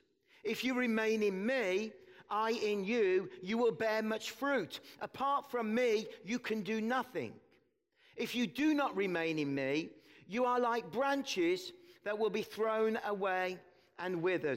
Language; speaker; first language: English; native; English